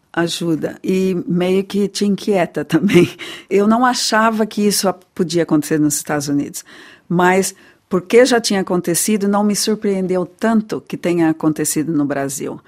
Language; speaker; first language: Portuguese; native; Portuguese